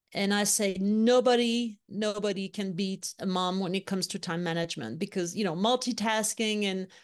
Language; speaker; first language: English; non-native, fluent; French